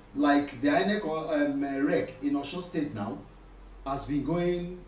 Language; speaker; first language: English; non-native, local second language; Yoruba